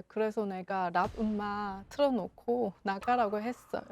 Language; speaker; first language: Korean; non-native, local second language; Chinese